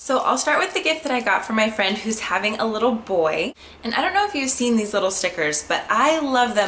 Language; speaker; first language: English; native; English